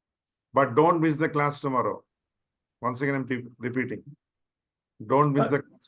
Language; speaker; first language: English; non-native, local second language; Telugu